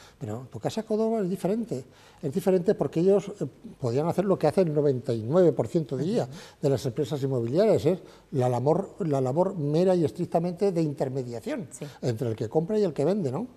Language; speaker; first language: Spanish; native; Spanish